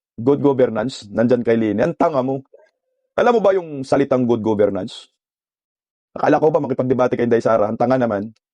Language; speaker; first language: Filipino; non-native, local second language; Cebuano